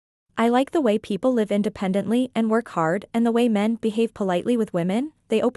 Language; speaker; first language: English; non-native, learner; Vietnamese